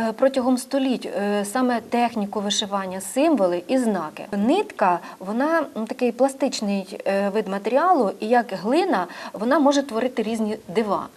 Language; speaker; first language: Ukrainian; native; Ukrainian